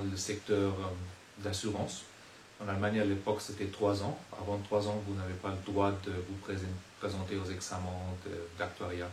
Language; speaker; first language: French; non-native, fluent; German